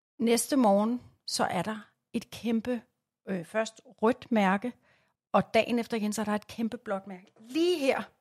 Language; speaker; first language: Danish; native; Danish